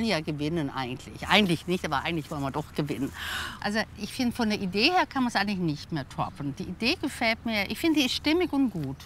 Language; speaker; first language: German; native; German